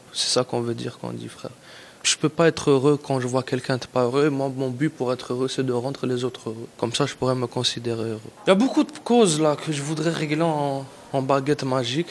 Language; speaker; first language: French; non-native, local second language; Arabic